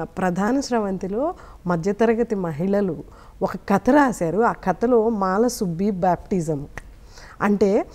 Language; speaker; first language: Telugu; native; Telugu